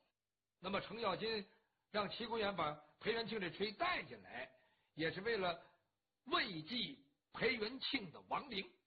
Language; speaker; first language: Chinese; native; Chinese